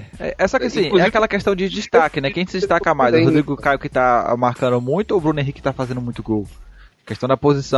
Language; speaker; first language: Portuguese; native; Portuguese